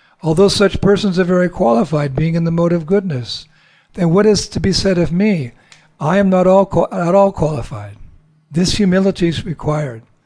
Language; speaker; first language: English; native; English